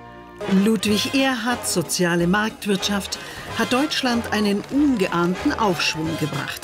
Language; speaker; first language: German; native; German